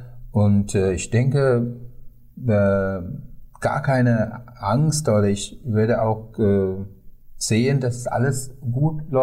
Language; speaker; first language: German; non-native, fluent; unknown